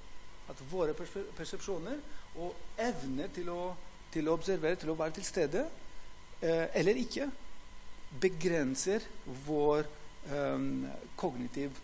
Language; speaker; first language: Norwegian; non-native, fluent; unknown